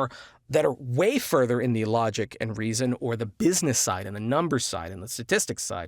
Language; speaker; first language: English; native; English